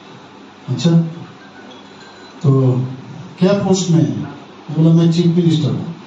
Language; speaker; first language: Hindi; non-native, local second language; Bangla